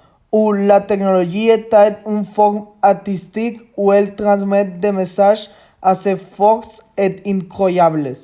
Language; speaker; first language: French; non-native, learner; Spanish